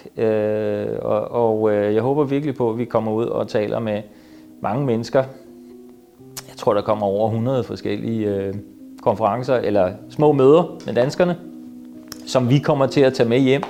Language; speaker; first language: Danish; native; Danish